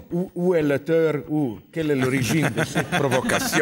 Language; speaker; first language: French; non-native, fluent; Slovenian